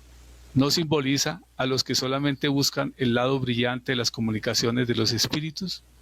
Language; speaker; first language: Spanish; native; Spanish